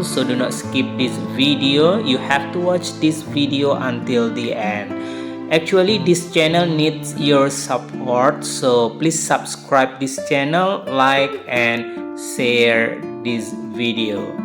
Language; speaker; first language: English; non-native, learner; Indonesian